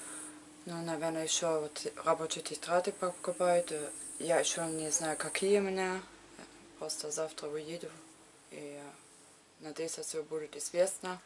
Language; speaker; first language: Russian; non-native, learner; German